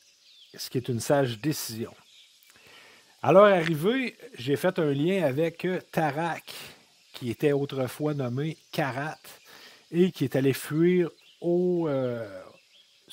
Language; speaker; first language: French; native; French